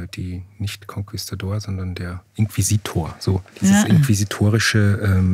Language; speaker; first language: German; native; German